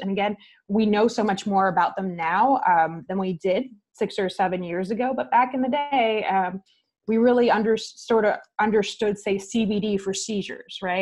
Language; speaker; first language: English; native; English